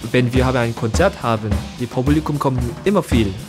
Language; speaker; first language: German; non-native, learner; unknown